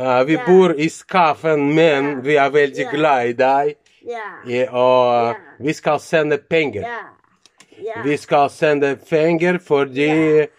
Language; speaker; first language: Swedish; non-native, learner; Russian